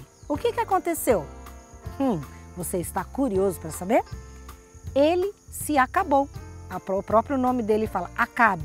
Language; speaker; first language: Portuguese; native; Portuguese